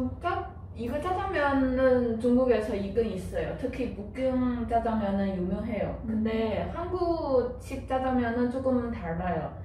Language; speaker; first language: Korean; non-native, fluent; Chinese